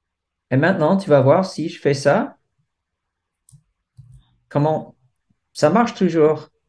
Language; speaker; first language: French; non-native, fluent; English